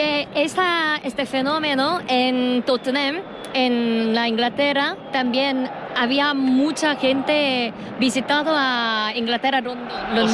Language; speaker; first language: Spanish; non-native, learner; Korean